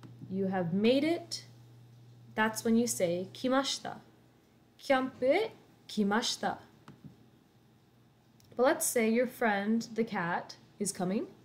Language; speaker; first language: English; native; English